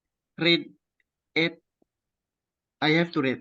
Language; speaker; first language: English; non-native, learner; Indonesian